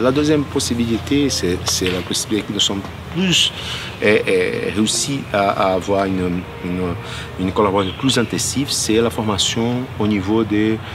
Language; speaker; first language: French; non-native, fluent; Portuguese